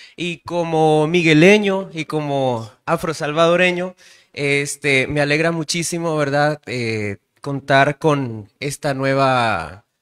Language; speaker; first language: Spanish; native; Spanish